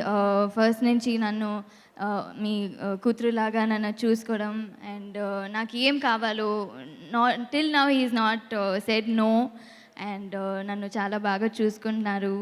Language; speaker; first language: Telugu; non-native, local second language; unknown